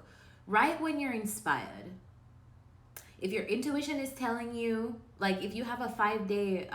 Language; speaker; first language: English; native; English